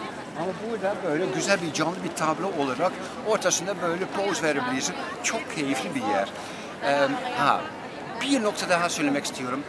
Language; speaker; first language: Turkish; non-native, fluent; Dutch